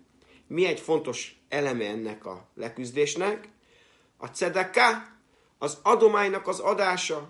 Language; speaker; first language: Hungarian; native; Hungarian